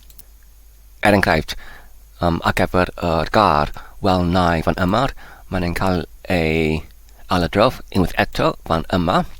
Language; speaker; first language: Welsh; non-native, learner; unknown